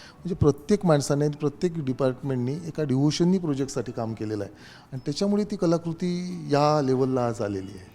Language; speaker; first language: Marathi; native; Marathi